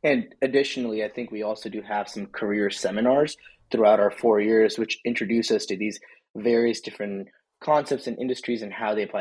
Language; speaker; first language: English; native; English